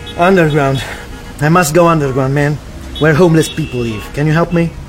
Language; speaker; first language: English; non-native, fluent; Romanian